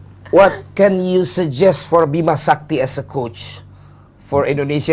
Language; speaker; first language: English; non-native, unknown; Indonesian